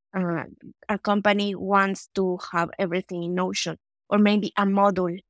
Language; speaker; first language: English; non-native, fluent; Spanish